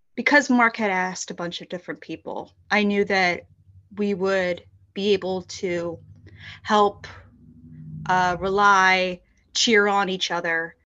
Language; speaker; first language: English; native; English